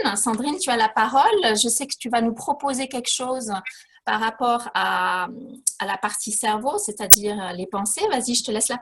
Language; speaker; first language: French; native; French